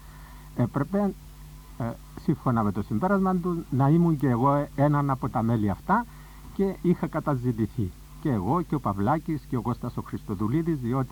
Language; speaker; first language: Greek; native; Greek